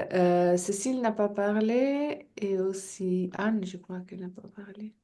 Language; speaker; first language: French; non-native, learner; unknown